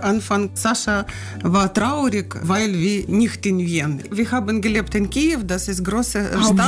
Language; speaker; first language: German; non-native, learner; Ukrainian